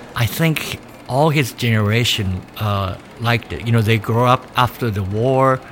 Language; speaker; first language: English; early bilingual, other home language; Japanese